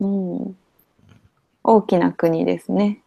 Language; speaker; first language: Japanese; non-native, fluent; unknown